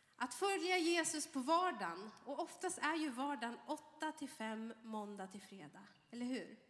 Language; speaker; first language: Swedish; early bilingual, other home language; Arabic